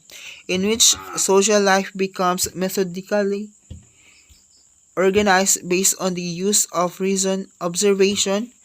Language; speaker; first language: English; non-native, local second language; Filipino